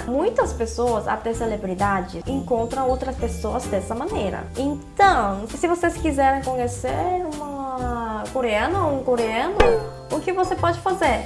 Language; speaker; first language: Portuguese; non-native, fluent; Korean